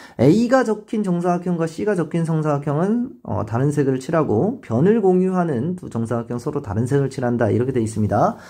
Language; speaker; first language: Korean; native; Korean